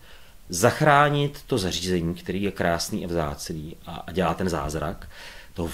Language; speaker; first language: Czech; native; Czech